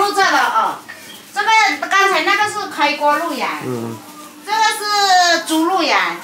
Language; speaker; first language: Chinese; non-native, local second language; Hakka Chinese